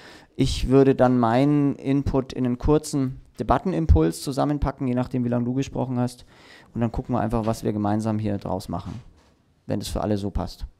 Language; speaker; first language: German; native; German